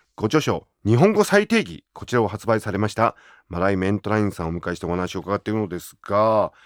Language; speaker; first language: Japanese; native; Japanese